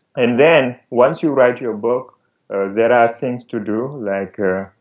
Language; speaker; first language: English; non-native, fluent; Wolof